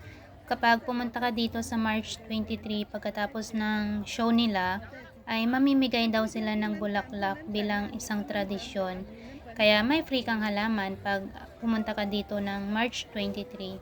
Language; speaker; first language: Filipino; native; Filipino